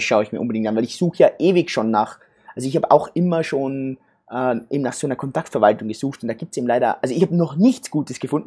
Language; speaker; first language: German; native; German